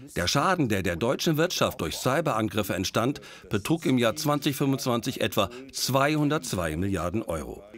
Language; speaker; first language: German; native; German